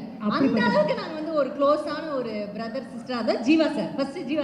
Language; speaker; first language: Tamil; native; Tamil